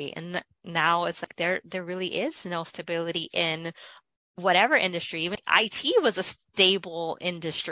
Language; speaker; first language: English; native; English